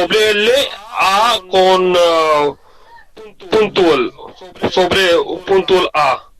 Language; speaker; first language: Spanish; non-native, learner; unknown